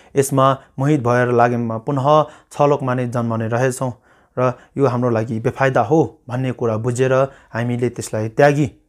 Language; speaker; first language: Nepali; non-native, local second language; Sherpa